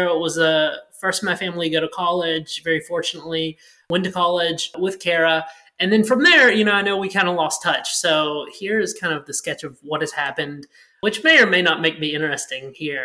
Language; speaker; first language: English; native; English